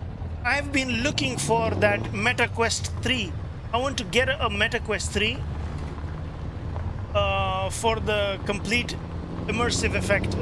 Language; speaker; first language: English; non-native, local second language; Pashto